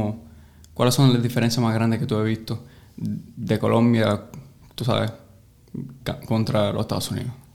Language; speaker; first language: Spanish; early bilingual, heritage; English